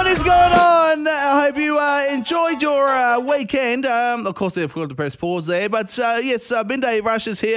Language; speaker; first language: English; native; English